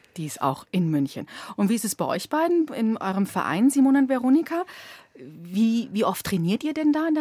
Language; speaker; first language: German; native; German